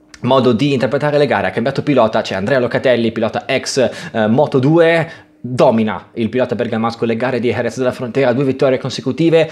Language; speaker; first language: Italian; native; Italian